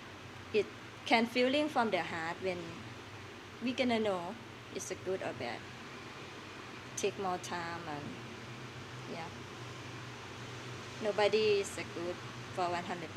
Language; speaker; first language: English; non-native, learner; Thai